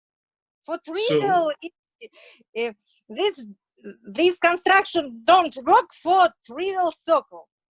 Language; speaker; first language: English; non-native, learner; Russian